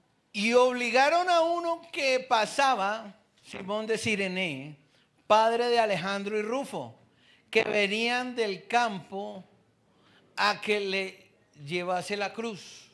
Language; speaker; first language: Spanish; native; Spanish